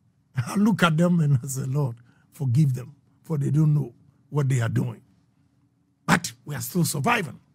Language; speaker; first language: English; non-native, local second language; Akan